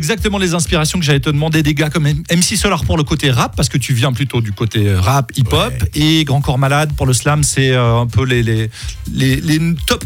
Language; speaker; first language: French; native; French